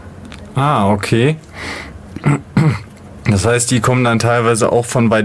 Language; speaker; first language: German; native; German